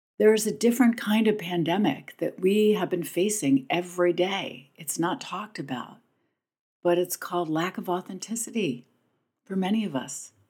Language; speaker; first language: English; native; English